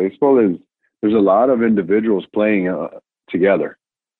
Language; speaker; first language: English; non-native, fluent; Spanish